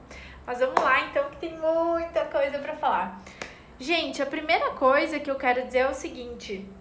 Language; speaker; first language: Portuguese; native; Portuguese